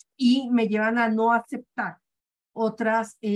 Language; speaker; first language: Spanish; native; Spanish